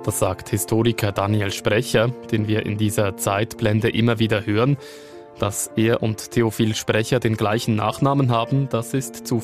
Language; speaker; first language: German; native; German